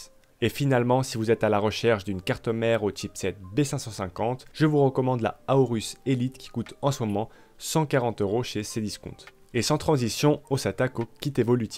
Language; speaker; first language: French; native; French